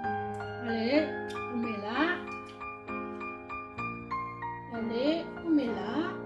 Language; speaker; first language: French; non-native, learner; Hmong